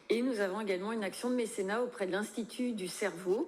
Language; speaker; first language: French; native; French